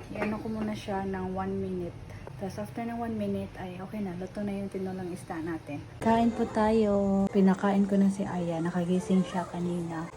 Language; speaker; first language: Filipino; non-native, local second language; Cebuano